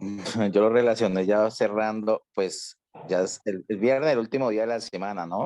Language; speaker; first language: Spanish; native; Spanish